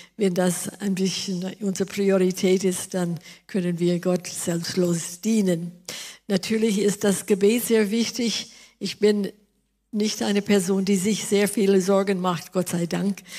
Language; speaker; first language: German; non-native, fluent; English